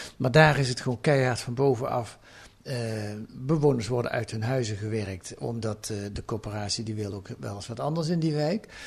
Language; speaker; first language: Dutch; native; Dutch